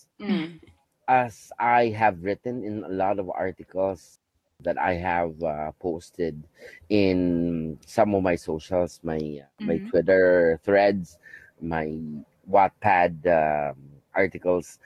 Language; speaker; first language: English; non-native, local second language; Filipino